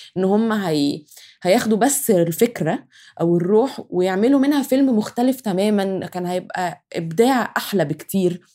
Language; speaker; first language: Arabic; native; Arabic